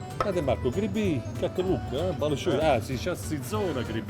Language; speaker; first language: Russian; non-native, learner; Italian